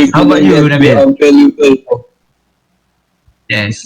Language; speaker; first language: English; non-native, learner; Malay